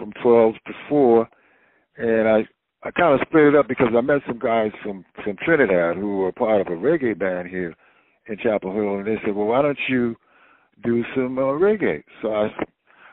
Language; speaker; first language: English; native; English